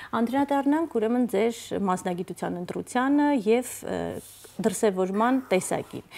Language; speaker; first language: Armenian; native; Armenian